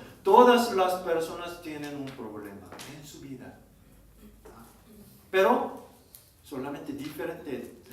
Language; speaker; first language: Spanish; non-native, learner; Korean